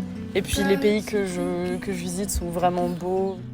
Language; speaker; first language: French; native; French